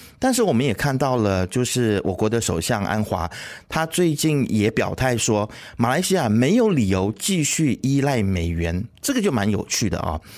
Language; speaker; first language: Chinese; native; Chinese